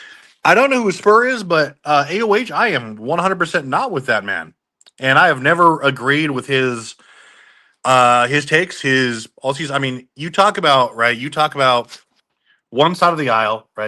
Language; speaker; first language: English; native; English